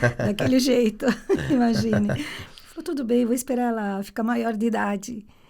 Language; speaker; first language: Portuguese; early bilingual, other home language; Italian